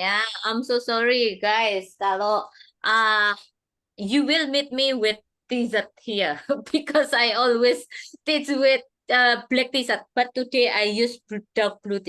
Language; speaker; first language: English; non-native, fluent; Indonesian